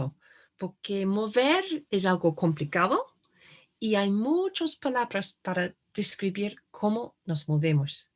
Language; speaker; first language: Spanish; non-native, fluent; English